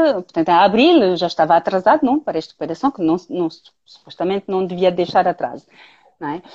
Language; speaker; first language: Portuguese; non-native, fluent; French